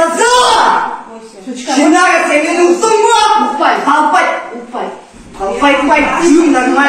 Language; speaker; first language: Russian; non-native, local second language; Kyrgyz